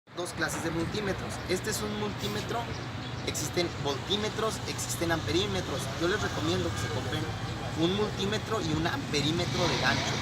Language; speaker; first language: Spanish; native; Spanish